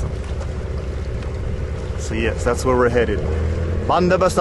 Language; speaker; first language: English; native; English